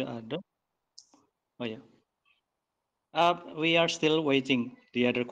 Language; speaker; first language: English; non-native, learner; Indonesian